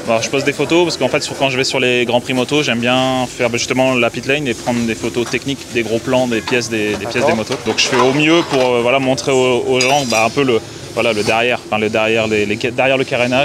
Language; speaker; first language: French; native; French